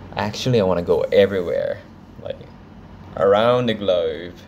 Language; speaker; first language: English; non-native, fluent; Thai